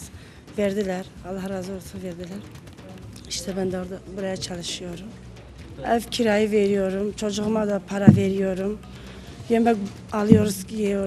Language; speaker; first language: Turkish; non-native, local second language; Kurdish